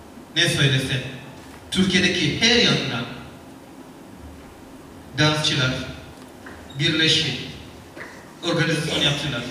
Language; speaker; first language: Turkish; non-native, fluent; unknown